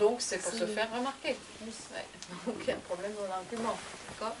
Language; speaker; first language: French; native; French